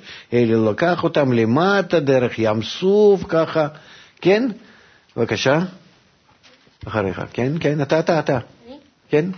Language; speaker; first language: Hebrew; non-native, fluent; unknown